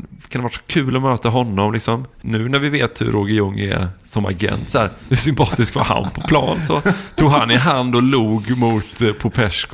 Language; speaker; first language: Swedish; native; Swedish